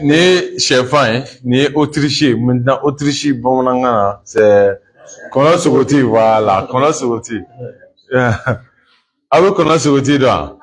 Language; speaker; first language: French; non-native, local second language; Bambara